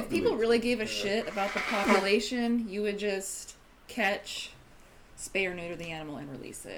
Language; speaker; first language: English; native; English